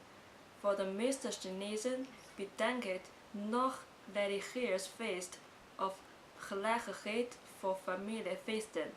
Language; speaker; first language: Dutch; non-native, learner; Chinese